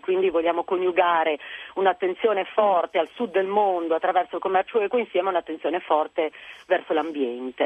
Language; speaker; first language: Italian; native; Italian